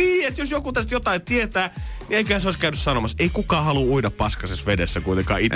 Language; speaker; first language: Finnish; native; Finnish